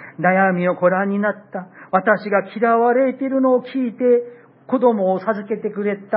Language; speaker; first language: Japanese; non-native, fluent; Korean